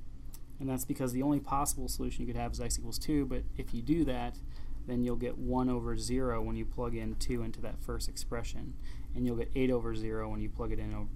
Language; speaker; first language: English; native; English